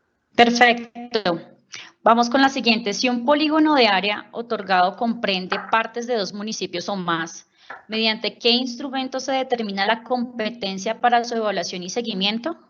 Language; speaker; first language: Spanish; native; Spanish